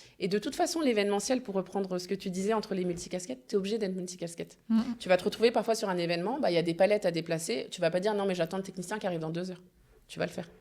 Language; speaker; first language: French; early bilingual, other home language; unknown